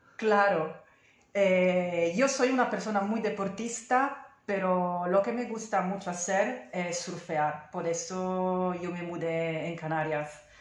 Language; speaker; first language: Spanish; non-native, fluent; Italian